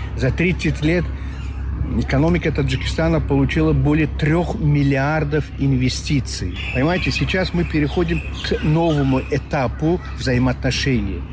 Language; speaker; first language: Russian; non-native, local second language; Tajik